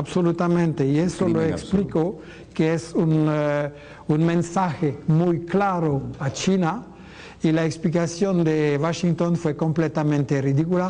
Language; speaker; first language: Spanish; non-native, fluent; French